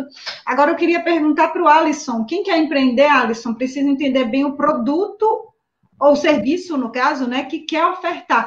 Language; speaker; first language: Portuguese; native; Portuguese